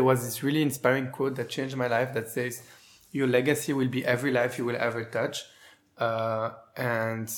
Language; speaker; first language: English; non-native, fluent; French